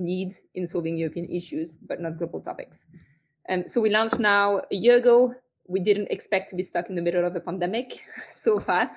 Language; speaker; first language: English; non-native, fluent; French